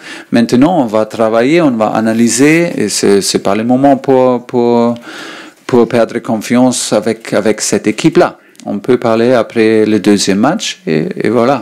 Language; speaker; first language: French; non-native, learner; German